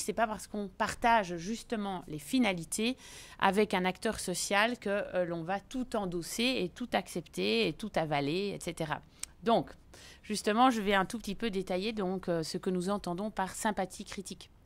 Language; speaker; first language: French; native; French